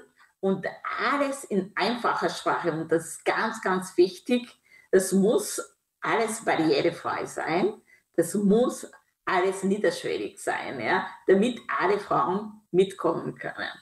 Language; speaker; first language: German; non-native, fluent; Kinyarwanda